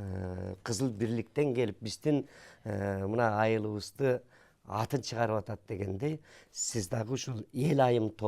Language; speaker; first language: Kyrgyz; native; Kyrgyz